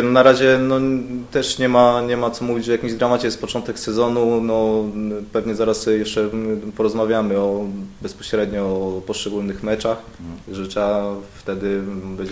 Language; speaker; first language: Polish; native; Polish